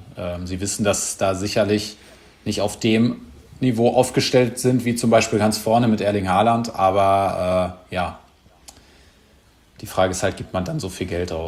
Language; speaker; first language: German; native; German